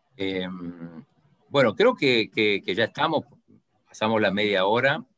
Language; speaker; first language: Spanish; native; Spanish